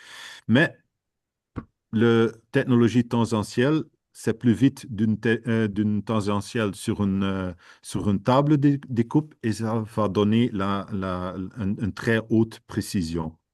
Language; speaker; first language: French; non-native, fluent; Dutch